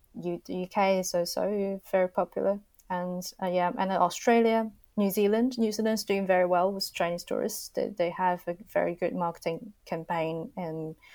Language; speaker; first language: English; non-native, fluent; Chinese